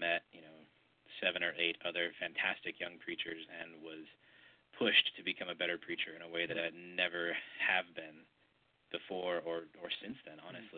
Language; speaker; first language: English; native; English